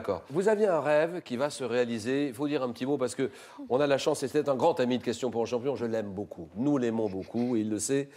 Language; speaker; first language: French; native; French